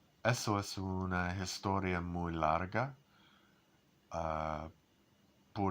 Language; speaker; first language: Spanish; non-native, learner; English